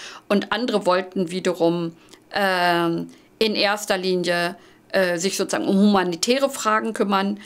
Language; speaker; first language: German; native; German